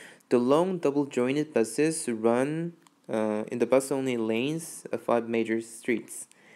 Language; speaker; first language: English; non-native, fluent; Korean